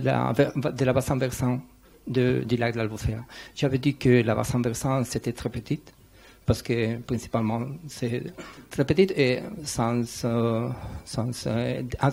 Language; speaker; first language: French; non-native, learner; Spanish